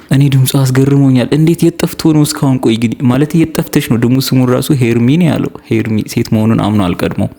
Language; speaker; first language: Amharic; native; Amharic